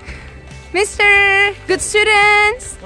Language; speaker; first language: English; non-native, learner; Indonesian